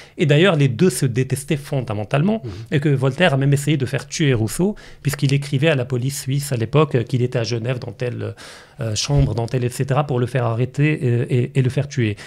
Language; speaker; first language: French; non-native, local second language; Arabic